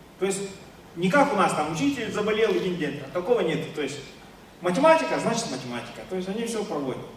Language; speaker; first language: Russian; non-native, local second language; Yakut